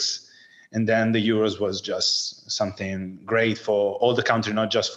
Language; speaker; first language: English; non-native, fluent; Italian